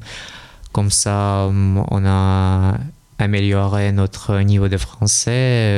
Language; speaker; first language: French; non-native, learner; Russian